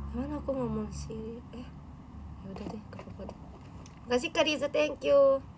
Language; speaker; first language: Indonesian; non-native, fluent; Japanese